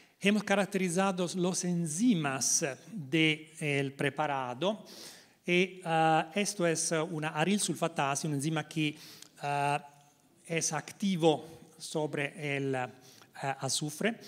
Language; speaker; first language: Spanish; non-native, learner; Italian